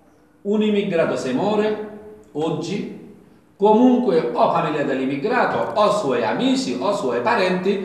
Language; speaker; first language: Italian; non-native, learner; Bangla